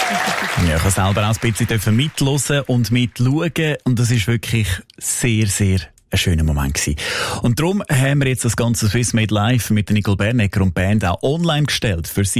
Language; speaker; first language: German; native; German